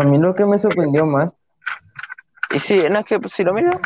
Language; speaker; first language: Spanish; native; Spanish